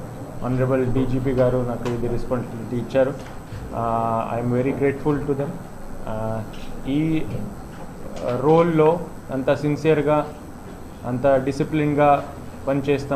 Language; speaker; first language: Telugu; non-native, learner; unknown